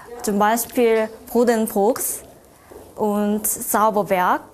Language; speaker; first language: German; non-native, learner; Korean